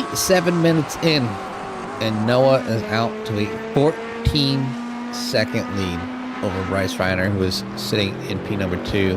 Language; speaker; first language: English; native; English